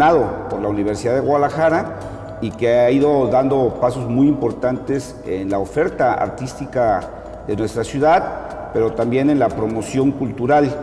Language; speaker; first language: Spanish; native; Spanish